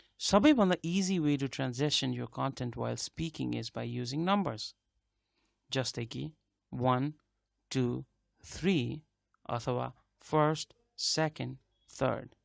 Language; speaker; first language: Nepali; native; Nepali